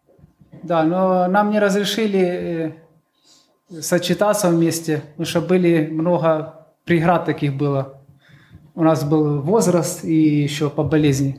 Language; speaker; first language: Polish; non-native, learner; Russian